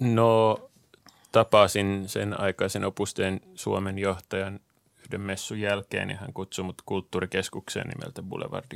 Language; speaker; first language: Finnish; native; Finnish